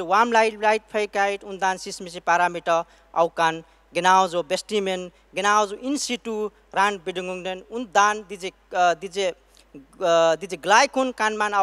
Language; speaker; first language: German; non-native, learner; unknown